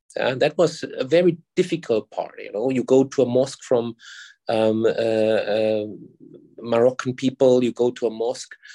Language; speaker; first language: English; non-native, fluent; German